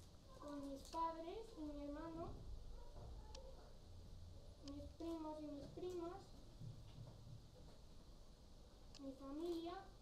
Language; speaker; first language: Spanish; non-native, local second language; Basque